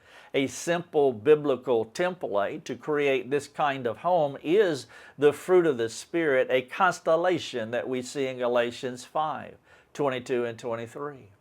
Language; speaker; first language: English; native; English